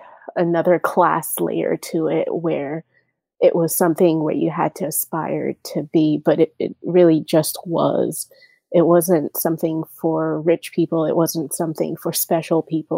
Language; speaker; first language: English; non-native, local second language; Yoruba